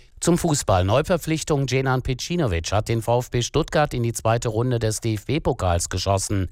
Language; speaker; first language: German; native; German